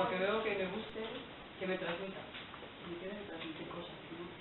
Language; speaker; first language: Spanish; non-native, local second language; Galician